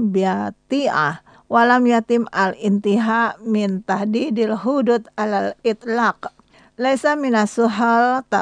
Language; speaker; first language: Arabic; non-native, learner; Indonesian